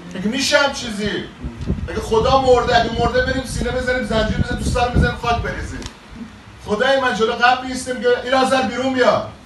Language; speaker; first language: Persian; native; Persian